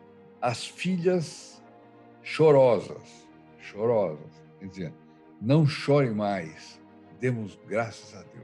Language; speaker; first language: Portuguese; native; Portuguese